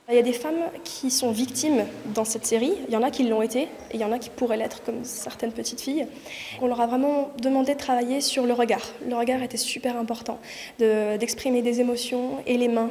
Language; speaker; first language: French; native; French